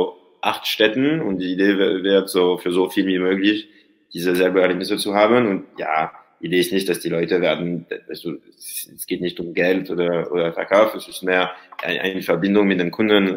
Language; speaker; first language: German; non-native, learner; French